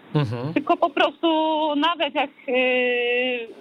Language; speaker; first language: Polish; native; Polish